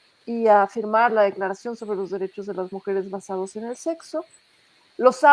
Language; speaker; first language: Spanish; native; Spanish